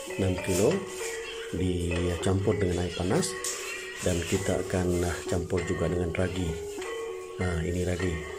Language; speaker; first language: Malay; non-native, local second language; Iban